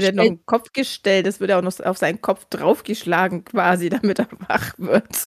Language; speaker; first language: German; native; German